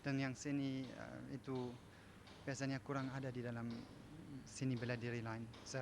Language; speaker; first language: Indonesian; non-native, fluent; German